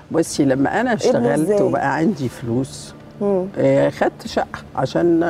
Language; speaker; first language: Arabic; native; Arabic